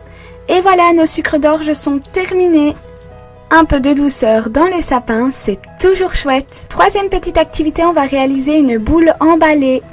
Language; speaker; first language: French; native; French